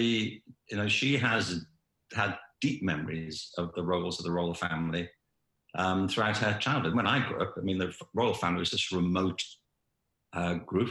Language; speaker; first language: English; native; English